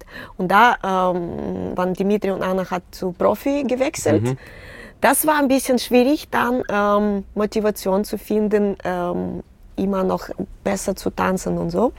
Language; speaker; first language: German; non-native, learner; Russian